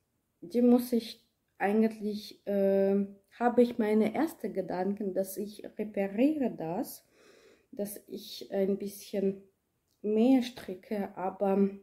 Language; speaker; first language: German; non-native, learner; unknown